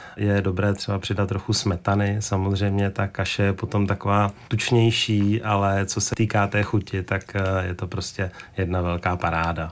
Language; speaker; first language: Czech; native; Czech